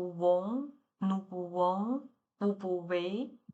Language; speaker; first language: French; non-native, learner; Chinese